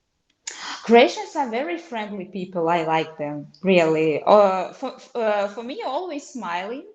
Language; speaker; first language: English; non-native, fluent; Russian